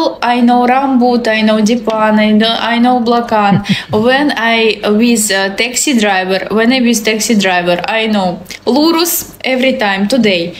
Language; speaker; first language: English; non-native, learner; Russian